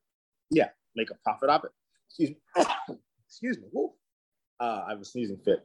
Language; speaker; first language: English; native; English